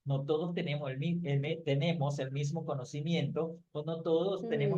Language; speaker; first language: Spanish; native; Spanish